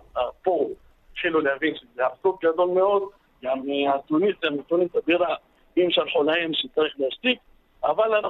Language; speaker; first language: Hebrew; non-native, fluent; Arabic